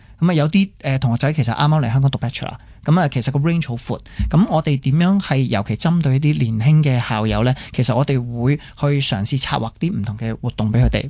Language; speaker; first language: Cantonese; non-native, fluent; Chinese